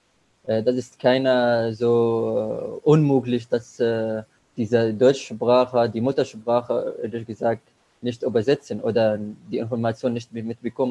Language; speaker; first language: German; non-native, learner; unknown